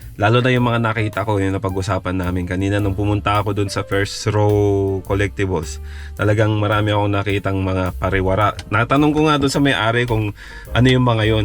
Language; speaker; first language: Filipino; native; Filipino